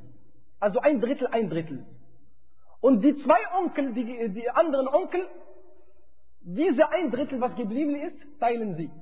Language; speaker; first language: German; non-native, fluent; Arabic